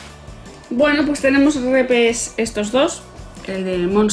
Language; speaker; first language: Spanish; native; Spanish